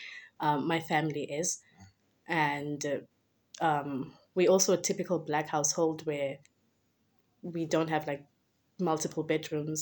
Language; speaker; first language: English; non-native, local second language; Xhosa